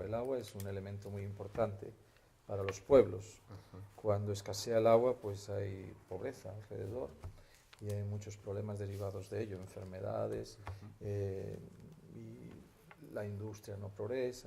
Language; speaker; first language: Spanish; native; Spanish